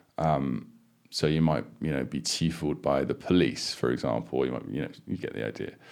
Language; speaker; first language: English; native; English